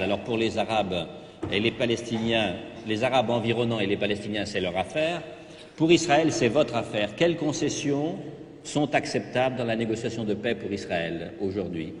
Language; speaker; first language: French; native; French